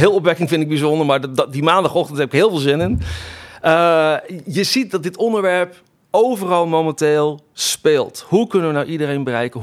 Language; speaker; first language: Dutch; native; Dutch